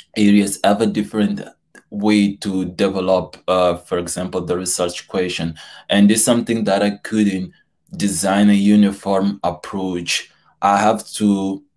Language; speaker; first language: English; non-native, fluent; Portuguese